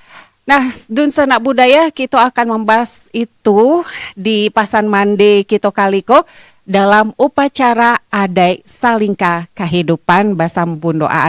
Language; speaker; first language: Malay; non-native, local second language; Minangkabau